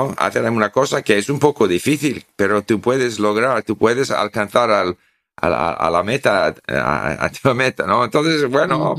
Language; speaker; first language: Spanish; non-native, fluent; English